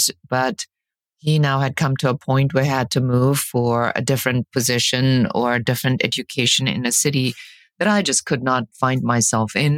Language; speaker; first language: English; non-native, fluent; German